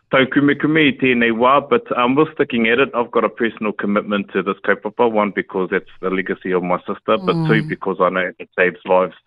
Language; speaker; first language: English; native; English